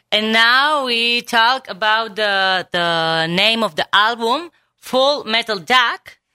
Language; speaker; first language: English; non-native, learner; Catalan